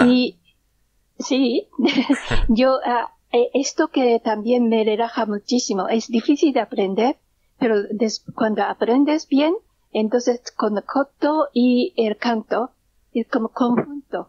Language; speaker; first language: Spanish; non-native, learner; Japanese